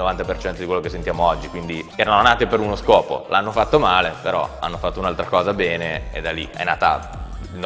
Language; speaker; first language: Italian; native; Italian